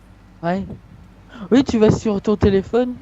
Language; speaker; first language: French; native; French